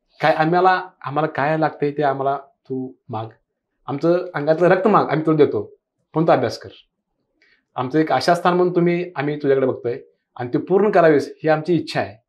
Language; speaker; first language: Marathi; non-native, local second language; Kannada